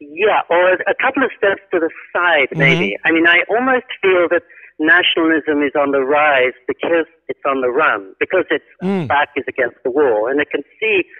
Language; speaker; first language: English; native; English